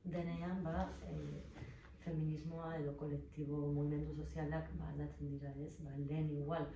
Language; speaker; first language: Basque; non-native, local second language; Spanish